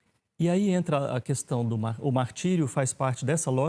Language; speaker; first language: Portuguese; native; Portuguese